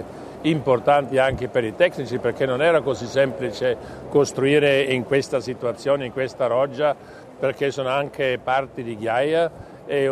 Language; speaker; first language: Italian; non-native, local second language; German